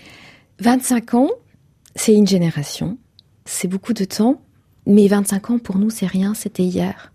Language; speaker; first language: French; non-native, local second language; Kinyarwanda